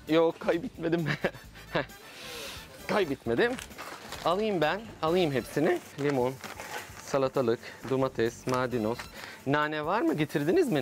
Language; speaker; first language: Turkish; non-native, fluent; Arabic